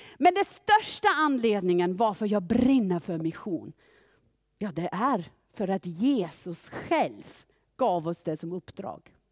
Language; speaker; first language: Swedish; non-native, fluent; German